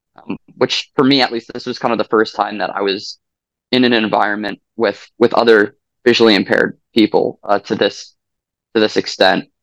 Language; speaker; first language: English; native; English